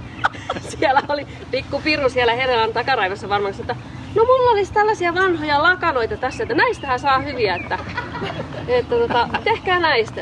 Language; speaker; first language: Finnish; native; Finnish